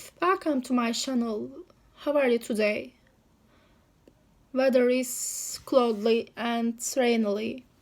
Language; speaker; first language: English; non-native, learner; Turkish